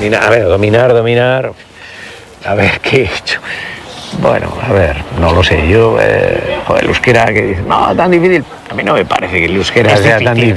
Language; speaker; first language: Spanish; native; Spanish